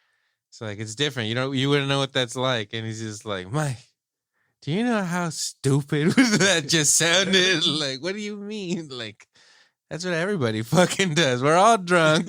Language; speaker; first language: English; native; English